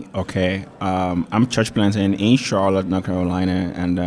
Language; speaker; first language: English; non-native, local second language; Yoruba